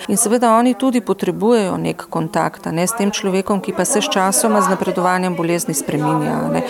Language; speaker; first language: Slovenian; native; Slovenian